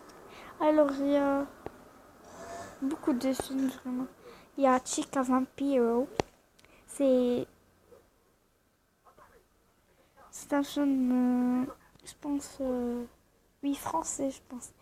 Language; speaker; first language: French; non-native, learner; Arabic